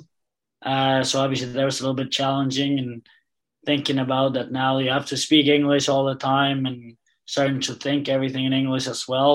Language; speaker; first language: English; non-native, fluent; Danish